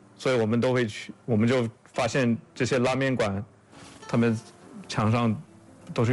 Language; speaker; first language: Chinese; non-native, fluent; English